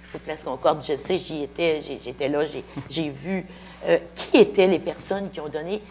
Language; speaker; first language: French; native; French